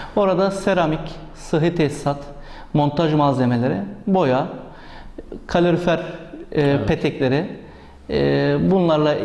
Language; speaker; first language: Turkish; native; Turkish